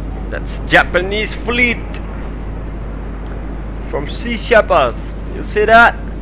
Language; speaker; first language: English; non-native, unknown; Dutch